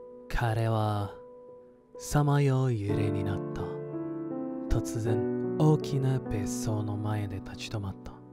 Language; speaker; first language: Japanese; non-native, learner; Indonesian